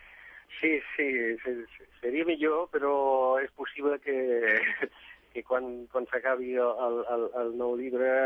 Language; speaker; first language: Catalan; non-native, fluent; Italian